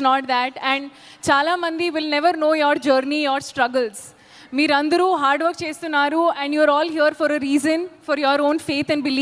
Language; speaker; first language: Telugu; non-native, local second language; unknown